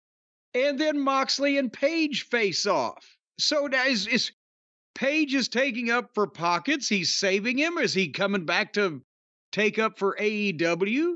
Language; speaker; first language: English; native; English